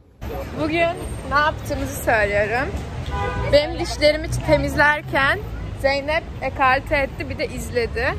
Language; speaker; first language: Turkish; native; Turkish